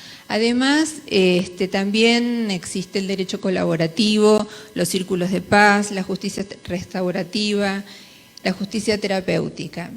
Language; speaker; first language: Spanish; native; Spanish